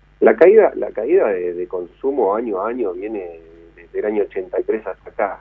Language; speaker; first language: Spanish; native; Spanish